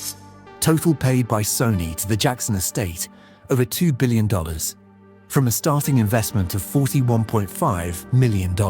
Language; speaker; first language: English; native; English